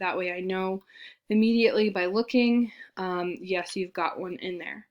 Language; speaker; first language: English; native; English